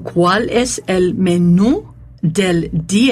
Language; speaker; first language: Spanish; non-native, learner; English